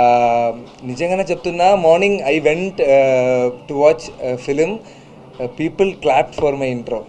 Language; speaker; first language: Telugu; non-native, learner; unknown